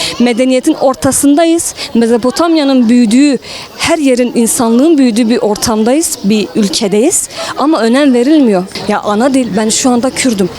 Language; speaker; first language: Turkish; non-native, local second language; Kurdish